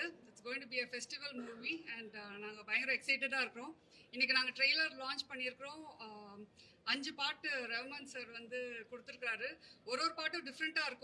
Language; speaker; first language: Tamil; native; Tamil